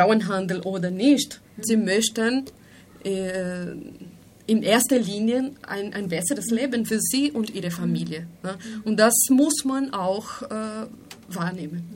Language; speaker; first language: German; non-native, fluent; Spanish